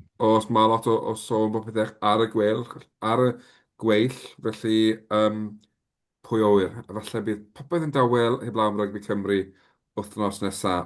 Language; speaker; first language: Welsh; native; Welsh